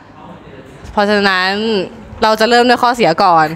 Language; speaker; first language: Thai; native; Thai